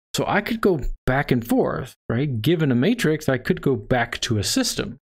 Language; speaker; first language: English; native; English